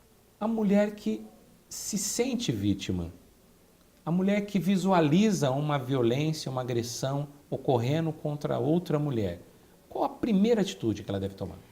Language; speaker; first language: Portuguese; native; Portuguese